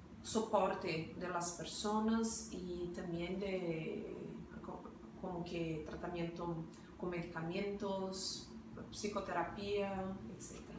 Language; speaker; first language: Spanish; non-native, fluent; Portuguese